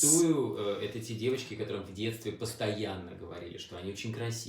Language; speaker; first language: Russian; native; Russian